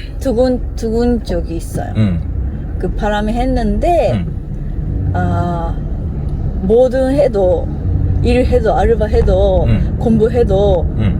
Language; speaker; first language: Korean; non-native, learner; Japanese